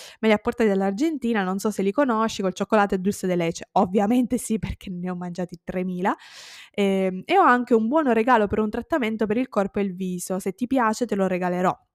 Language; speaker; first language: Italian; native; Italian